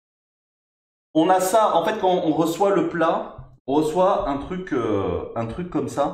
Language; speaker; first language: French; native; French